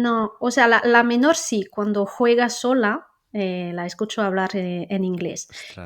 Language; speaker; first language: Spanish; non-native, fluent; French